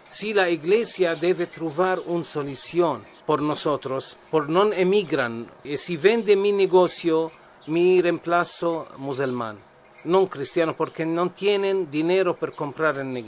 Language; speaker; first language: Spanish; non-native, learner; Arabic